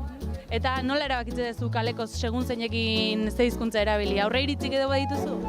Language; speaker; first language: Basque; native; Basque